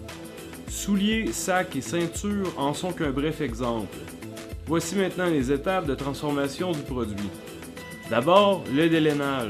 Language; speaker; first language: French; native; French